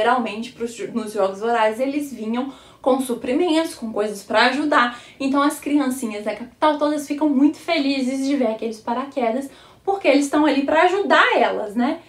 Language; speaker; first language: Portuguese; native; Portuguese